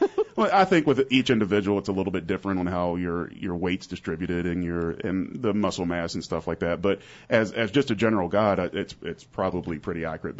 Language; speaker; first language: English; native; English